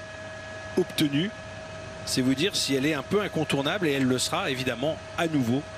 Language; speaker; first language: French; native; French